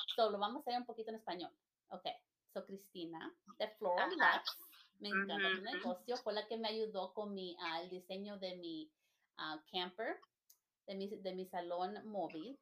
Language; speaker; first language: Spanish; native; Spanish